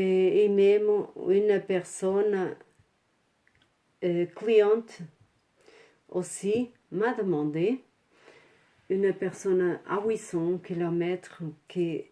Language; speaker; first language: French; non-native, fluent; Portuguese